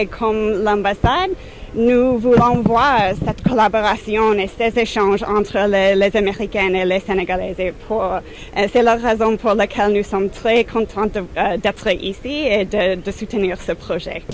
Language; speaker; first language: French; non-native, fluent; English